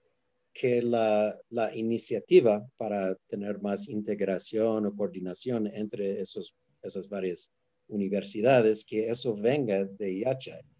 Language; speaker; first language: Spanish; non-native, fluent; English